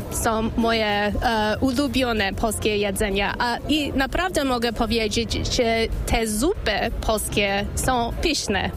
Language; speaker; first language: Polish; non-native, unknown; English